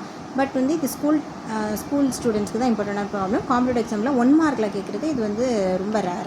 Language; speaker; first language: Tamil; native; Tamil